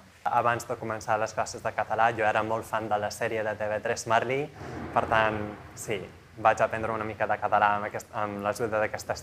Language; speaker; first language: Catalan; non-native, fluent; English